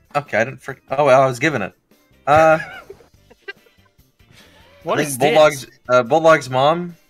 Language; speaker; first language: English; native; English